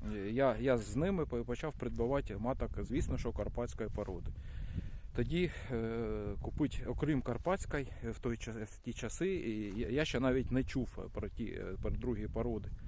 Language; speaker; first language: Ukrainian; non-native, local second language; Russian